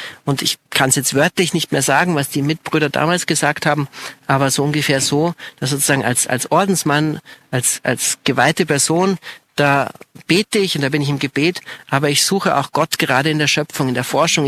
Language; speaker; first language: German; native; German